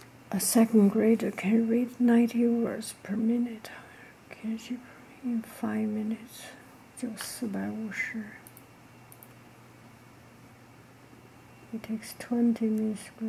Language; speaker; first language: English; non-native, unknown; Chinese